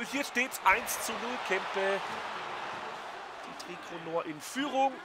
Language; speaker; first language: German; native; German